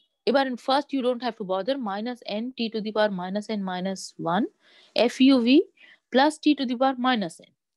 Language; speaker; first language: English; non-native, local second language; Bangla